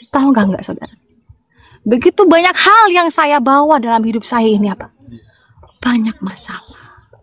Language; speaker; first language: Indonesian; non-native, local second language; Madurese